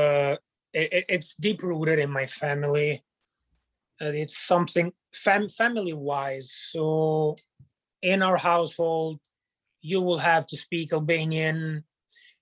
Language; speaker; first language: English; non-native, fluent; Italian